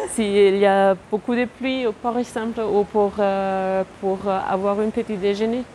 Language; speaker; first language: French; non-native, fluent; German